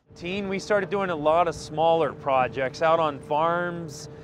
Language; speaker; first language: English; native; English